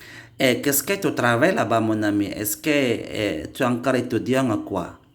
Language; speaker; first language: French; non-native, learner; Indonesian